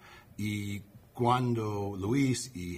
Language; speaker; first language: Spanish; non-native, learner; English